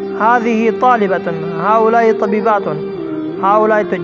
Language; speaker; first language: Arabic; non-native, fluent; Persian